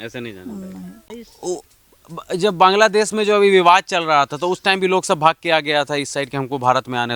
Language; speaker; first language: Hindi; native; Hindi